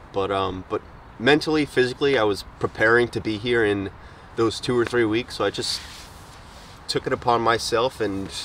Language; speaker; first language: English; native; English